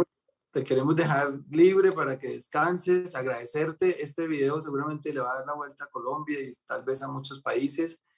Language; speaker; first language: Spanish; native; Spanish